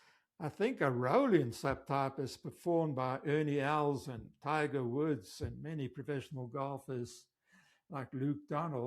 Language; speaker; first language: English; native; English